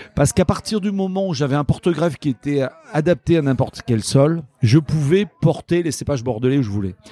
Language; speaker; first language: French; native; French